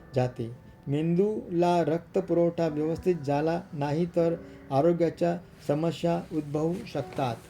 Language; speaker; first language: Marathi; non-native, local second language; Gujarati